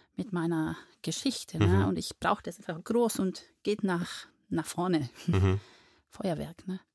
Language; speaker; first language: German; non-native, fluent; Portuguese